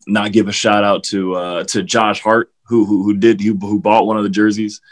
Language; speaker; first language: English; native; English